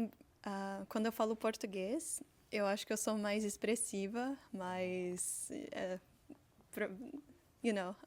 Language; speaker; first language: Portuguese; early bilingual, heritage; Portuguese